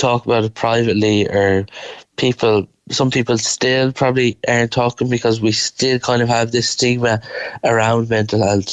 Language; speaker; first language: English; native; English